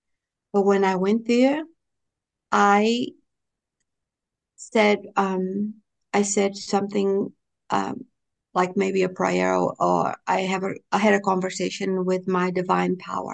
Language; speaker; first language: English; non-native, fluent; Portuguese